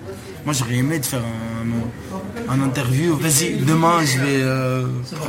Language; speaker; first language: French; non-native, local second language; Arabic